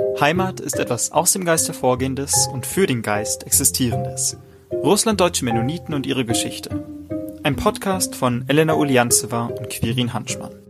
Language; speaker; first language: German; native; German